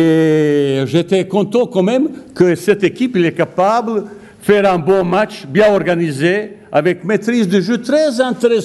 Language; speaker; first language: French; non-native, fluent; Bosnian